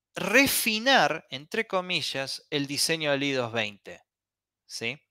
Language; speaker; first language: Spanish; native; Spanish